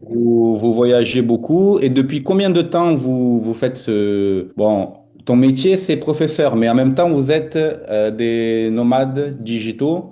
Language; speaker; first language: French; non-native, fluent; Portuguese